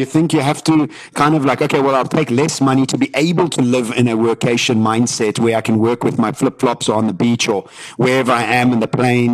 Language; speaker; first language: English; native; English